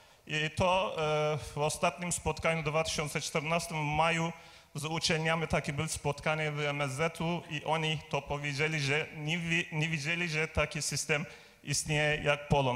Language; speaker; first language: Polish; non-native, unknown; Turkish